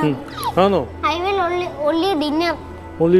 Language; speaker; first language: Malayalam; non-native, fluent; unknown